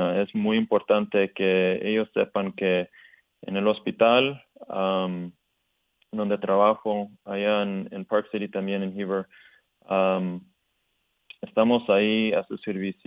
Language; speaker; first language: Spanish; early bilingual, heritage; Spanish